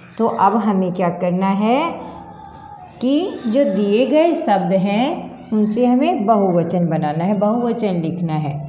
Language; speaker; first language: Hindi; native; Hindi